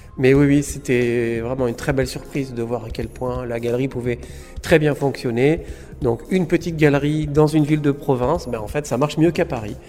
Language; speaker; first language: French; native; French